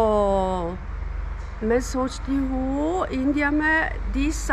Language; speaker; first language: Hindi; non-native, learner; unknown